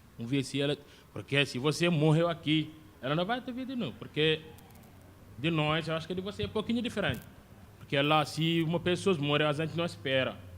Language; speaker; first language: Portuguese; non-native, learner; Wolof